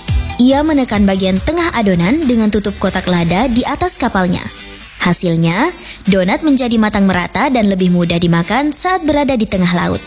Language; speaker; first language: Indonesian; native; Indonesian